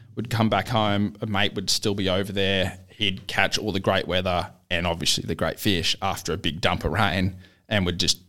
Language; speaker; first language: English; native; English